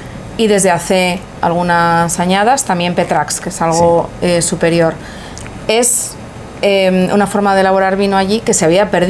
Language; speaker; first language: Spanish; native; Spanish